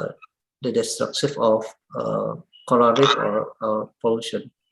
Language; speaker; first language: English; non-native, learner; Indonesian